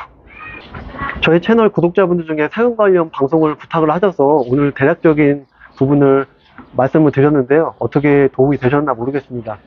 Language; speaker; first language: Korean; native; Korean